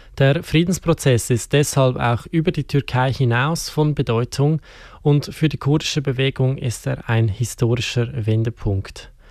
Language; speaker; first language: German; native; German